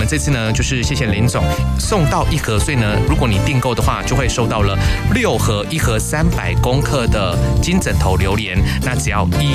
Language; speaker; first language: Chinese; native; Chinese